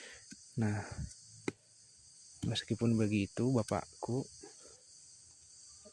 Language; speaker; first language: Indonesian; native; Indonesian